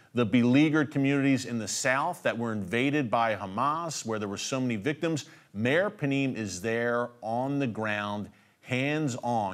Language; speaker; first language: English; native; English